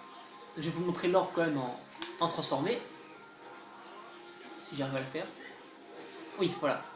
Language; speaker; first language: French; native; French